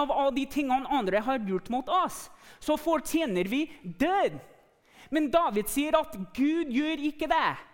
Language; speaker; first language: Norwegian; non-native, fluent; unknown